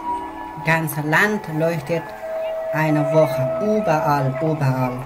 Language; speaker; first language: German; non-native, learner; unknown